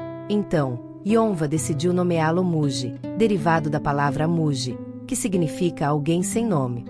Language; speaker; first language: Portuguese; native; Portuguese